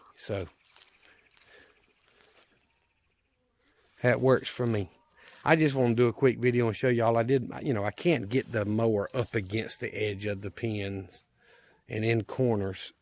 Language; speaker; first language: English; native; English